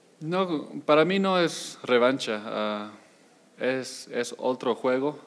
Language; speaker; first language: Spanish; early bilingual, heritage; Spanish